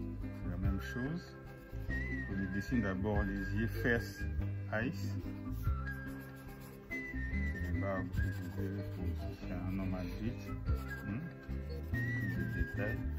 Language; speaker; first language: French; non-native, local second language; Lingala